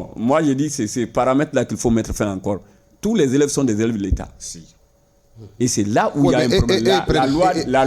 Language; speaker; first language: French; non-native, local second language; Bambara